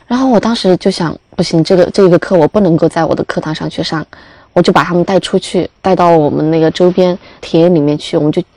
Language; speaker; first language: Chinese; native; Chinese